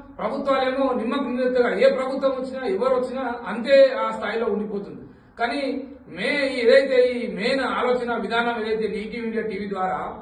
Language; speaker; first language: Telugu; non-native, local second language; Lambadi